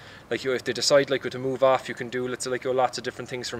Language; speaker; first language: English; native; English